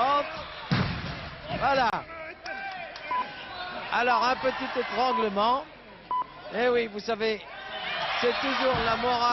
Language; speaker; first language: French; native; French